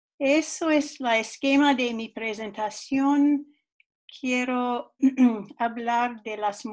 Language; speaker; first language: Spanish; non-native, fluent; English